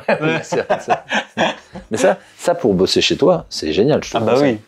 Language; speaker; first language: French; native; French